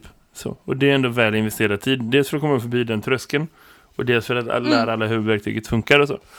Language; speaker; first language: Swedish; native; Swedish